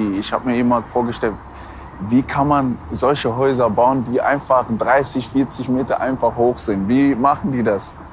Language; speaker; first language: German; early bilingual, other home language; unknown